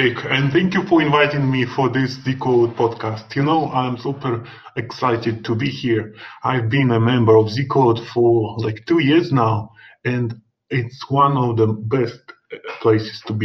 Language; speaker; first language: English; non-native, fluent; Russian